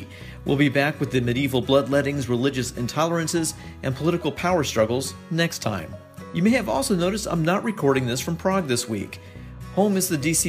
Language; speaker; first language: English; native; English